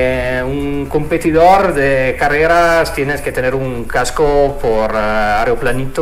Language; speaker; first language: Spanish; non-native, fluent; Italian